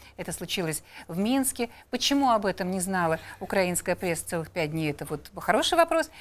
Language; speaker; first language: Russian; native; Russian